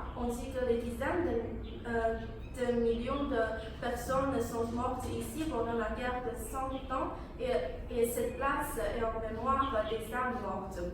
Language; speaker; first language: French; non-native, learner; Chinese